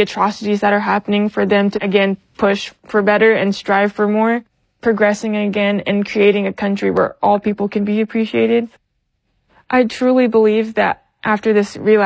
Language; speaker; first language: English; native; English